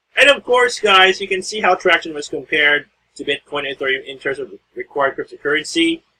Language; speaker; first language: English; non-native, local second language; Filipino